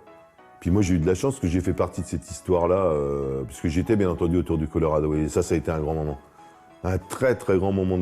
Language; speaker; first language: French; native; French